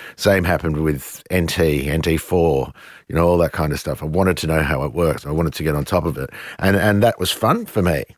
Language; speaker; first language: English; native; English